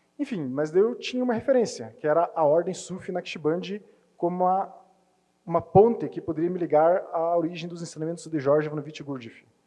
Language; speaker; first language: Portuguese; native; Portuguese